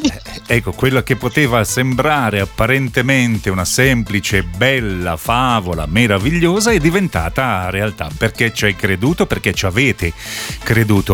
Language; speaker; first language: Italian; native; Italian